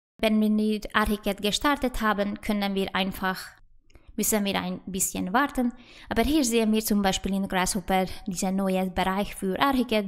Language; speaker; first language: German; non-native, fluent; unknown